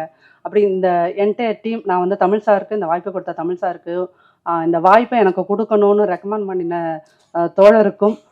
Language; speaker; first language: Tamil; native; Tamil